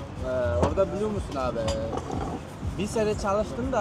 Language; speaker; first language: Turkish; non-native, fluent; Uzbek